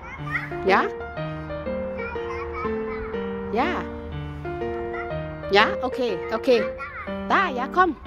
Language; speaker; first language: German; non-native, learner; Thai